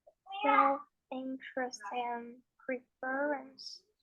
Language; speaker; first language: English; non-native, learner; Chinese